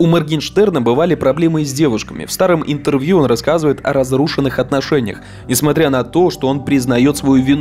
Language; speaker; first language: Russian; native; Russian